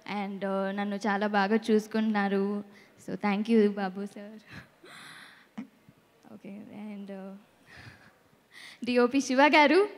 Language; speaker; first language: Telugu; non-native, learner; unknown